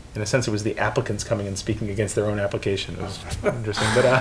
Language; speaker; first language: English; native; English